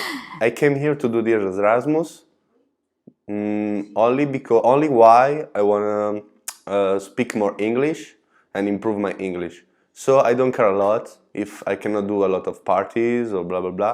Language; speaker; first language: English; non-native, learner; Italian